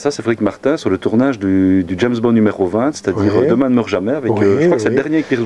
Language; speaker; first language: French; native; French